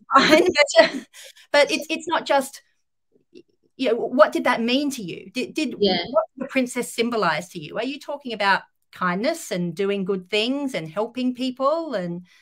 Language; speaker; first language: English; native; English